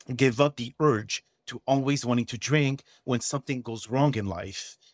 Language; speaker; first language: English; non-native, fluent; French